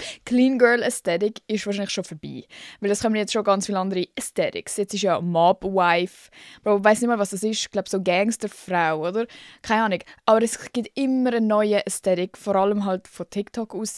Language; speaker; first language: German; native; German